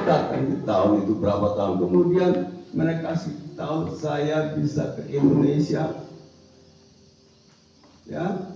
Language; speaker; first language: Indonesian; non-native, fluent; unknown